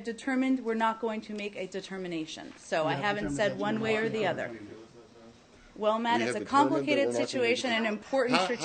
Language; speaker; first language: English; native; English